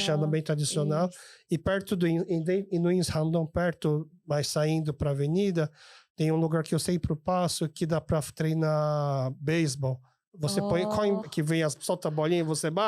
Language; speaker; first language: Portuguese; early bilingual, other home language; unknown